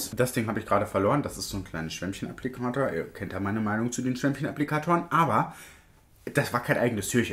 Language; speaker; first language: German; native; German